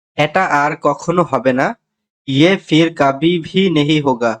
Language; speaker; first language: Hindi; non-native, learner; Bangla